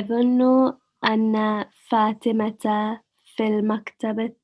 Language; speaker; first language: Arabic; non-native, learner; English